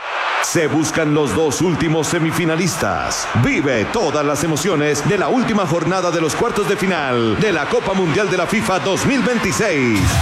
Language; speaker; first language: Spanish; native; Spanish